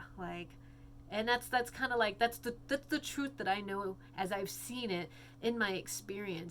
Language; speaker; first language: English; native; English